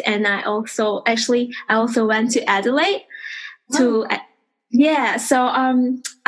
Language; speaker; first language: English; non-native, local second language; Chinese